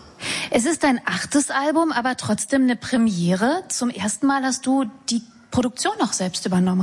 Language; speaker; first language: German; native; German